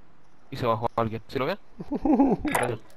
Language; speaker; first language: Spanish; native; Spanish